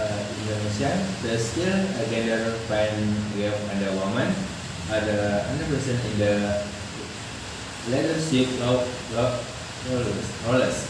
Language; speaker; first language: English; non-native, learner; Indonesian